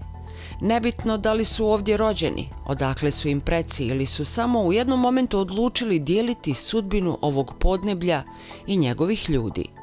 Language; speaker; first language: Bosnian; native; Bosnian